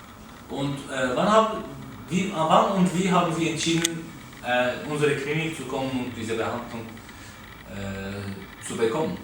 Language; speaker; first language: German; non-native, learner; Turkish